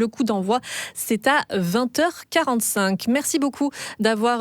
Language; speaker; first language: French; native; French